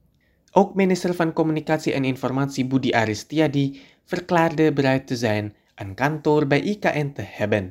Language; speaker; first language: Dutch; non-native, fluent; Indonesian